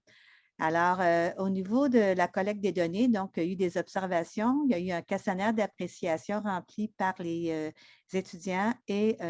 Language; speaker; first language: French; native; French